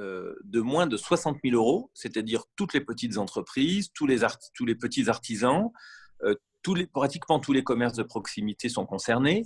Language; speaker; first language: French; native; French